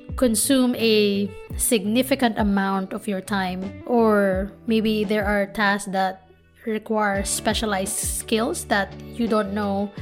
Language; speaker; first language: English; non-native, local second language; Filipino